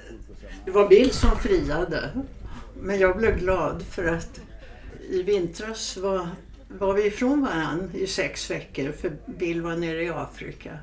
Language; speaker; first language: Swedish; native; Swedish